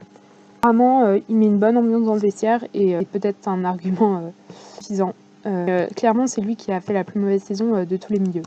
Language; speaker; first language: French; native; French